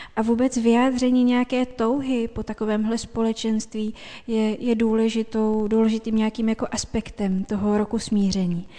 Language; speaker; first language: Czech; native; Czech